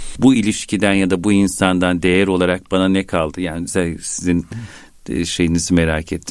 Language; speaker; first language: Turkish; native; Turkish